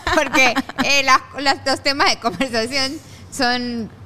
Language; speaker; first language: Spanish; native; Spanish